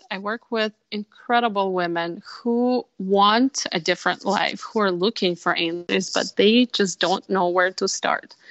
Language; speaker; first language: English; non-native, fluent; Russian